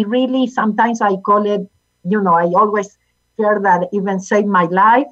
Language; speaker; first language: English; non-native, fluent; Spanish